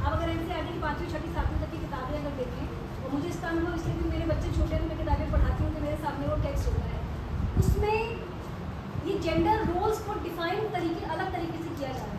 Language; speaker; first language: Hindi; native; Hindi